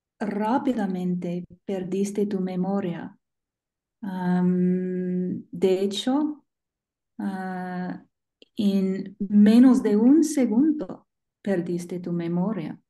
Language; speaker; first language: Spanish; non-native, learner; English